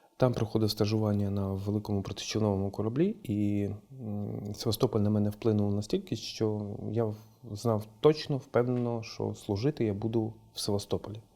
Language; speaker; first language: Ukrainian; non-native, local second language; Russian